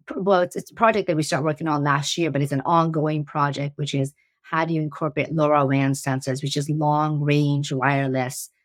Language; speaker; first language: English; early bilingual, other home language; Persian